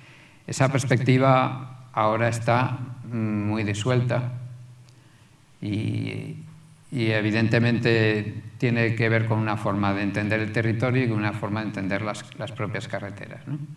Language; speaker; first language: Spanish; native; Spanish